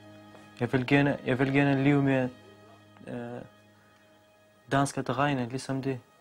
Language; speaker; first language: Danish; non-native, learner; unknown